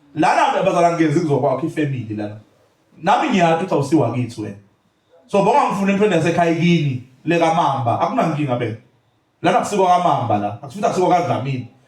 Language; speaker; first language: Zulu; native; Zulu